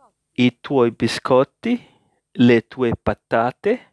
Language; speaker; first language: Italian; non-native, learner; English